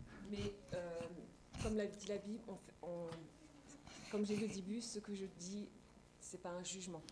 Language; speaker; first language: French; native; French